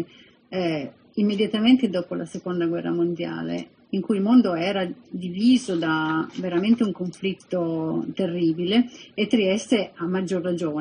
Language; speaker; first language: Italian; native; Italian